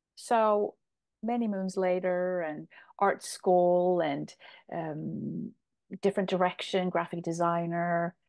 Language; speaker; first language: English; non-native, fluent; Polish